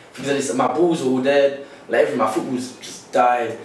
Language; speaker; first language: English; native; English